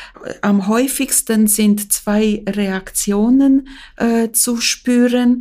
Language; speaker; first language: German; non-native, fluent; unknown